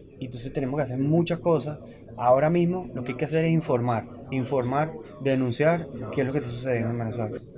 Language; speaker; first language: Spanish; native; Spanish